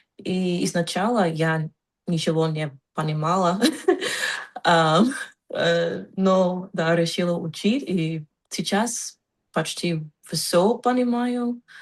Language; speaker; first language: Russian; non-native, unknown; English